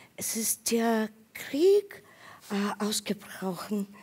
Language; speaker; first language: German; non-native, fluent; Ukrainian